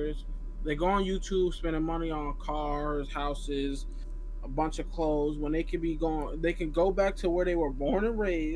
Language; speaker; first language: English; native; English